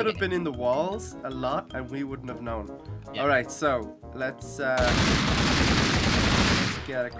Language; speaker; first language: English; native; English